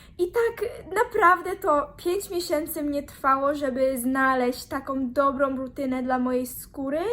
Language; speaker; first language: Polish; early bilingual, heritage; Polish